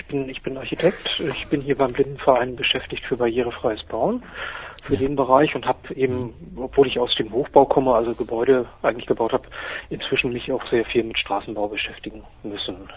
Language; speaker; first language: German; native; German